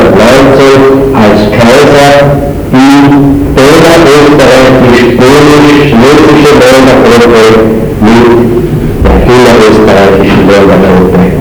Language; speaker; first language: German; native; German